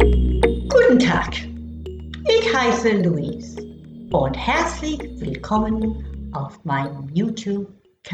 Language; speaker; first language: German; non-native, fluent; English